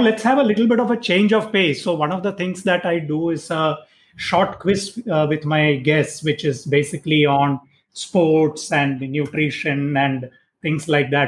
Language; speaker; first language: English; non-native, local second language; Malayalam